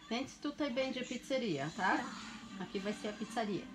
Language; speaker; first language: Polish; non-native, fluent; Portuguese